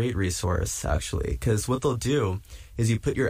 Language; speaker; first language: English; native; English